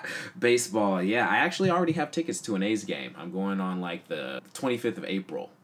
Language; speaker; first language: English; native; English